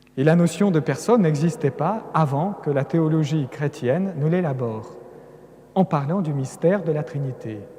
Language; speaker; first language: French; non-native, fluent; Russian